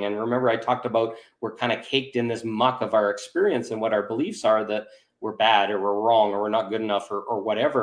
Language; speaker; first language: English; native; English